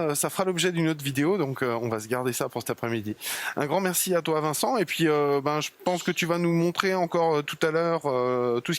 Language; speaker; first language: French; native; French